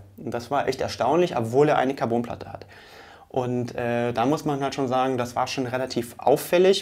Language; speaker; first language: German; native; German